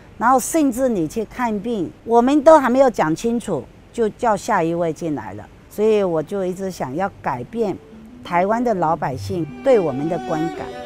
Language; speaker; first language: Chinese; non-native, local second language; Hakka Chinese